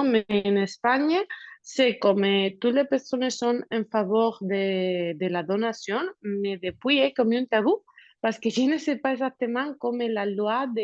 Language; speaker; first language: French; non-native, learner; Spanish